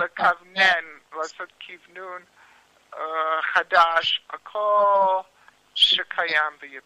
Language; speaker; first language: Hebrew; non-native, learner; English